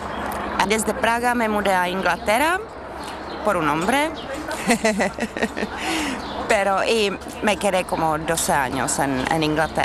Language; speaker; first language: Spanish; non-native, fluent; Czech